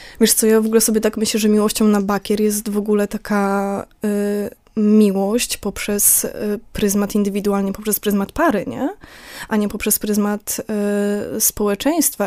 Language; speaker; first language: Polish; native; Polish